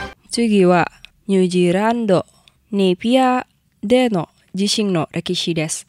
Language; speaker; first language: Japanese; non-native, fluent; Indonesian